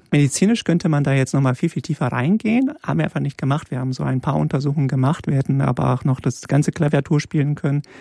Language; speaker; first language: German; early bilingual, other home language; Polish